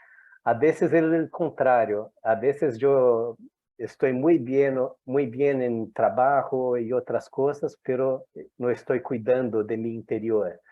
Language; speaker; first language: Spanish; non-native, fluent; Portuguese